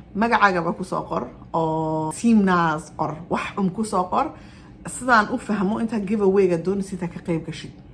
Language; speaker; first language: Somali; early bilingual, heritage; Somali